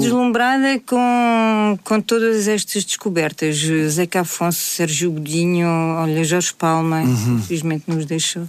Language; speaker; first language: Portuguese; native; Portuguese